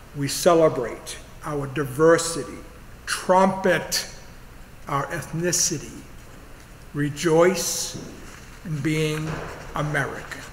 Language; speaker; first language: English; native; English